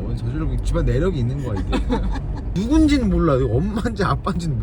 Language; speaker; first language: Korean; native; Korean